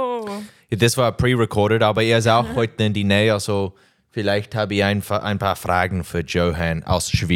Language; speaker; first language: German; non-native, learner; English